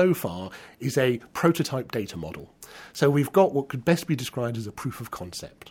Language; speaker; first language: English; native; English